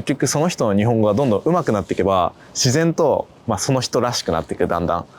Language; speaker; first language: Japanese; native; Japanese